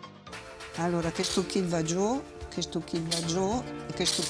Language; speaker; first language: Italian; native; Italian